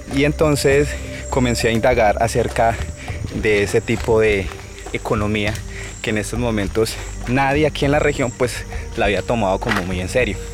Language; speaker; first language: Spanish; native; Spanish